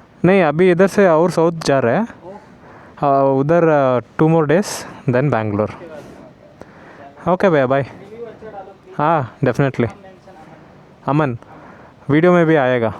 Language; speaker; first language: Hindi; non-native, local second language; Kannada